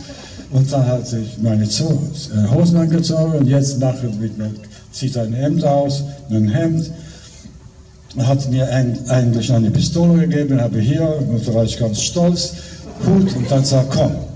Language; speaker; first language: German; non-native, fluent; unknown